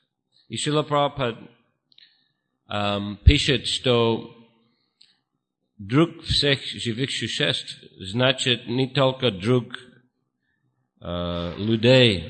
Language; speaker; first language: Russian; non-native, fluent; English